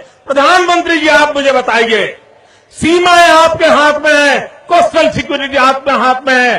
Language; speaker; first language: Hindi; native; Hindi